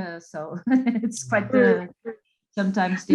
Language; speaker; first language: English; non-native, fluent; Portuguese